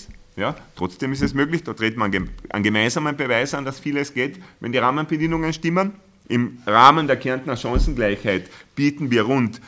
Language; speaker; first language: German; native; German